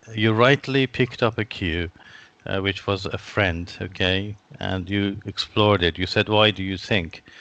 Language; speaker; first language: English; non-native, fluent; Persian